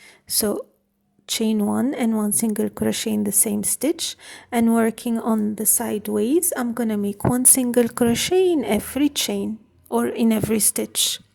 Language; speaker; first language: English; non-native, fluent; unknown